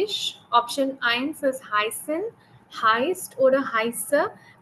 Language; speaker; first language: German; non-native, learner; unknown